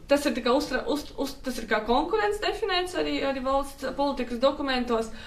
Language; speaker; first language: Latvian; non-native, local second language; Russian